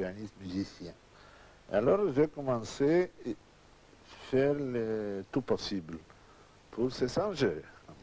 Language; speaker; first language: French; non-native, learner; Russian